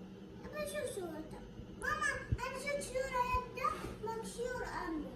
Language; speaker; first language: Arabic; early bilingual, other home language; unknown